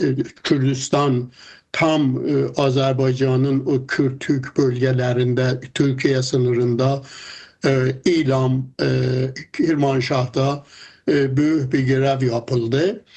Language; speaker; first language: Turkish; non-native, fluent; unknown